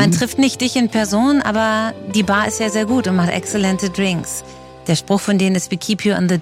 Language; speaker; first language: German; native; German